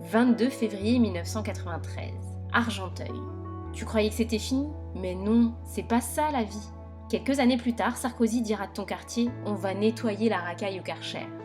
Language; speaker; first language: French; native; French